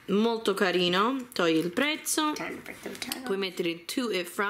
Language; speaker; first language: Italian; early bilingual, heritage; Italian